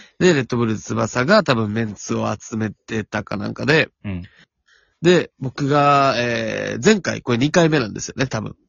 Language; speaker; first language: Japanese; native; Japanese